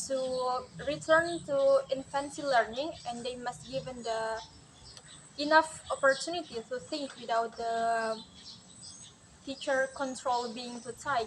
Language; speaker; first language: English; non-native, learner; Indonesian